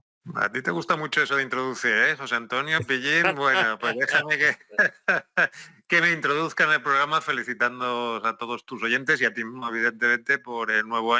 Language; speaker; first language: Spanish; native; Spanish